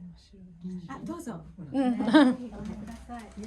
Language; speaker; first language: Japanese; native; Japanese